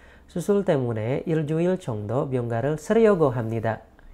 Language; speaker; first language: Korean; non-native, learner; Indonesian